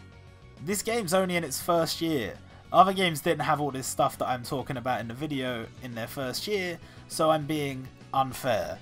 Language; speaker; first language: English; native; English